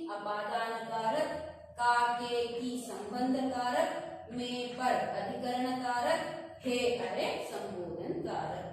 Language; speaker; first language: Hindi; non-native, local second language; Kannada